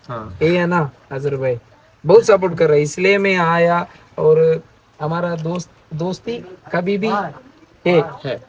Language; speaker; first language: Hindi; non-native, fluent; Malayalam